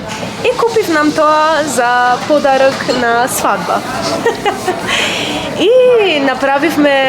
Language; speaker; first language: Macedonian; non-native, learner; Polish